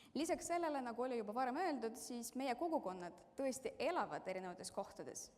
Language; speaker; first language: Estonian; non-native, local second language; Russian